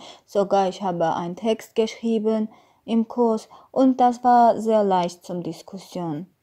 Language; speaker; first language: German; non-native, learner; Armenian